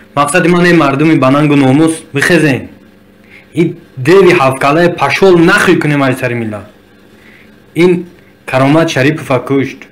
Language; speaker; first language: Tajik; native; Tajik